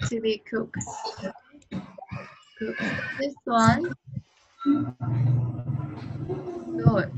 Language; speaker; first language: English; non-native, learner; Vietnamese